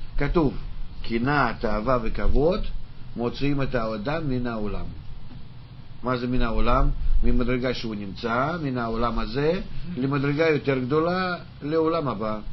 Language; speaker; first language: Hebrew; non-native, fluent; Russian